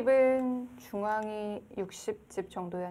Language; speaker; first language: Korean; native; Korean